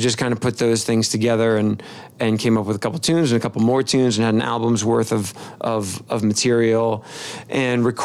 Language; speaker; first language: English; native; English